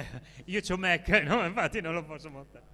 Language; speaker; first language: Italian; native; Italian